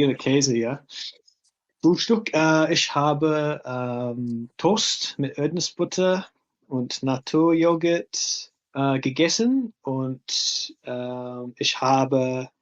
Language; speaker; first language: German; non-native, learner; English